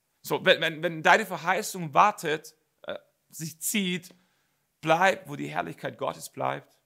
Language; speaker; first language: German; native; German